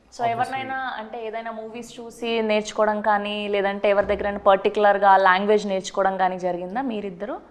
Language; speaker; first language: Telugu; native; Telugu